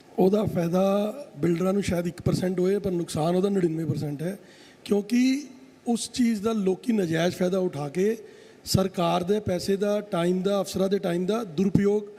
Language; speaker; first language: Punjabi; non-native, local second language; Hindi